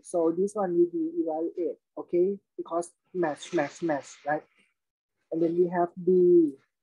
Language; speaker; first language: English; non-native, fluent; Thai